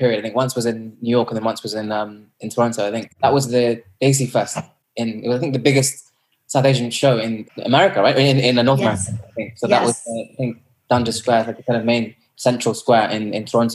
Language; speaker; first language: English; native; English